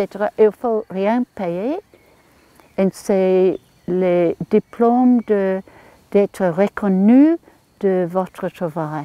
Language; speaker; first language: French; non-native, learner; English